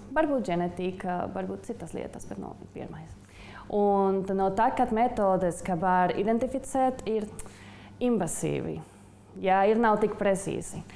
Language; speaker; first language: Latvian; non-native, learner; Spanish